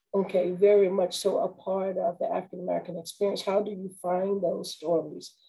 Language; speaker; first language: English; native; English